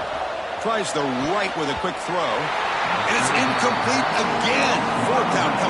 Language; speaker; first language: English; native; English